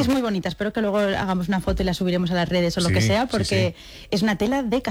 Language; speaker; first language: Spanish; native; Spanish